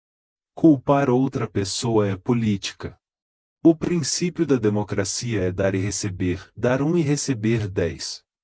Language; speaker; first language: Portuguese; native; Portuguese